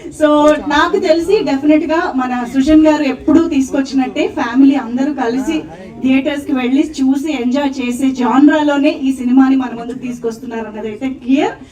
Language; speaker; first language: Telugu; native; Telugu